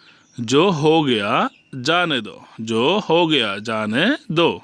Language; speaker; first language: Hindi; non-native, learner; Bangla